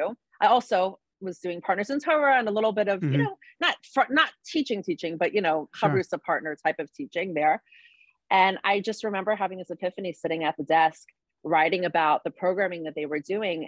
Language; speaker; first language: English; native; English